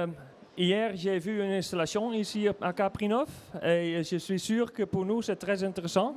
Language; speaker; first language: French; non-native, learner; Dutch